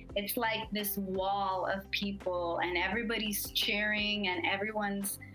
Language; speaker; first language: English; native; English